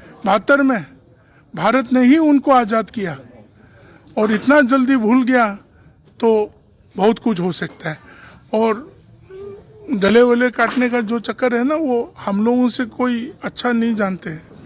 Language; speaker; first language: Hindi; non-native, local second language; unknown